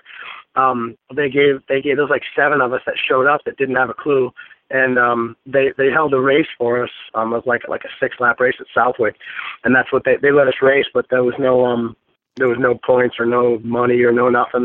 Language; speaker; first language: English; native; English